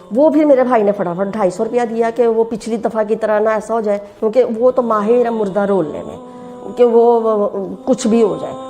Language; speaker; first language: Urdu; native; Urdu